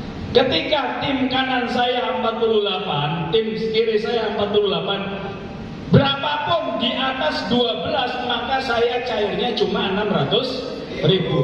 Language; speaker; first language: Indonesian; native; Indonesian